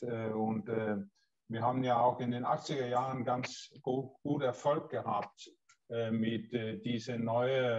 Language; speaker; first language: German; non-native, learner; Danish